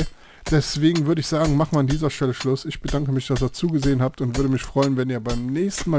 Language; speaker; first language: German; native; German